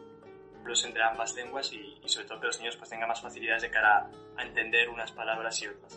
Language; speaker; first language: Spanish; native; Spanish